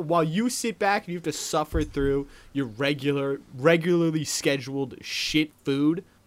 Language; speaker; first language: English; native; English